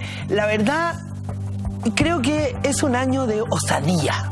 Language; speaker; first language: Spanish; native; Spanish